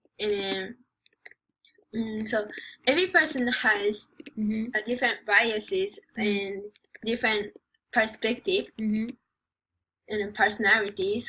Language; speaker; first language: English; non-native, learner; Japanese